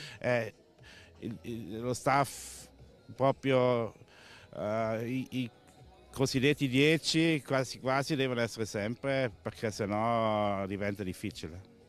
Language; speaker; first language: Italian; non-native, local second language; German